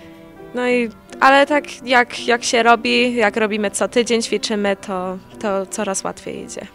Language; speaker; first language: Polish; early bilingual, heritage; Polish